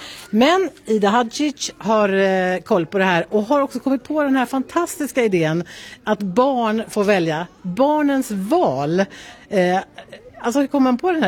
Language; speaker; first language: Swedish; native; Swedish